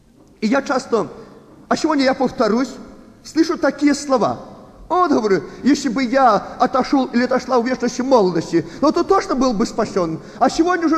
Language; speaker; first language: Russian; native; Russian